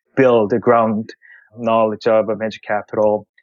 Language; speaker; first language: English; non-native, fluent; Korean